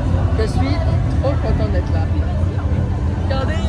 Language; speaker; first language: French; native; French